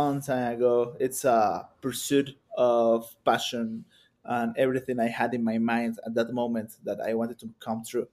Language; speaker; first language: English; non-native, fluent; Spanish